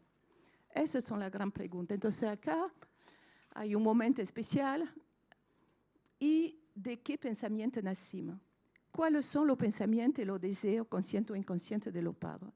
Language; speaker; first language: Spanish; non-native, fluent; French